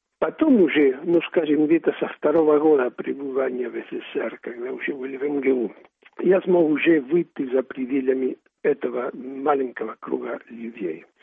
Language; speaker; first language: Russian; non-native, fluent; Spanish